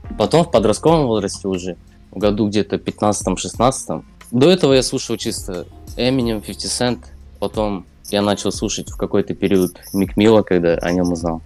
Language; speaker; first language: Russian; native; Russian